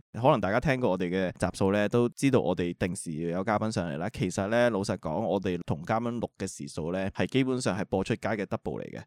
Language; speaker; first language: Cantonese; native; Cantonese